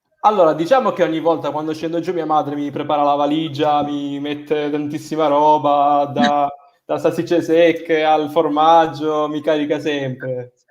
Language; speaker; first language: Italian; native; Italian